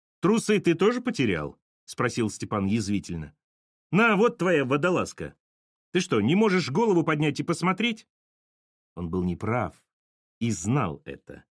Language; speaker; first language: Russian; native; Russian